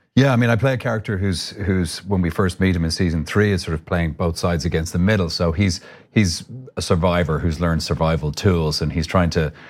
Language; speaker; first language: English; native; English